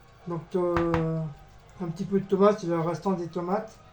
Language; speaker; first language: French; native; French